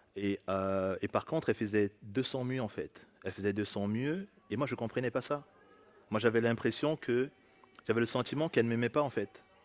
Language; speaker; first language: French; native; French